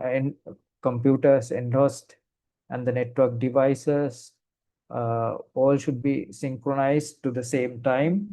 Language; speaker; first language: English; non-native, fluent; Sinhala